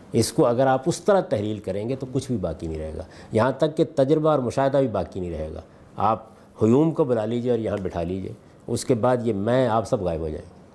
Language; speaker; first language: Urdu; non-native, local second language; Punjabi